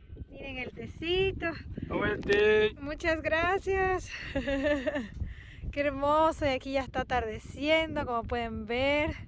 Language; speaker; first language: Spanish; native; Spanish